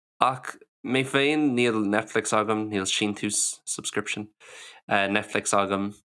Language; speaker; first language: Irish; non-native, local second language; English